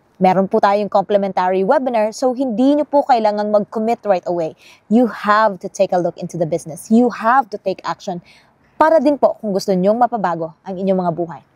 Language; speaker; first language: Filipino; non-native, local second language; Cebuano